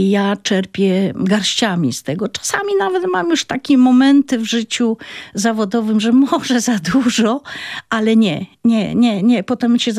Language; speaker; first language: Polish; non-native, local second language; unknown